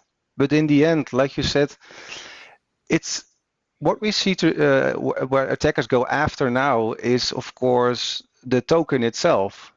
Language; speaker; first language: English; non-native, fluent; Dutch